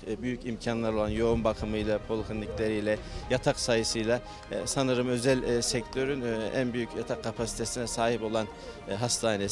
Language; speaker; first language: Turkish; native; Turkish